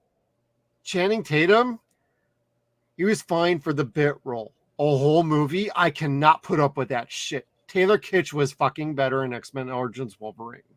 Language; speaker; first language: English; native; English